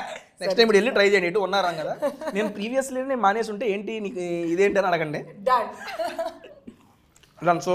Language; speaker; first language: Telugu; native; Telugu